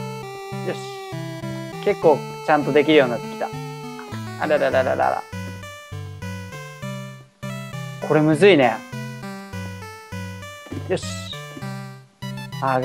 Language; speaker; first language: Japanese; native; Japanese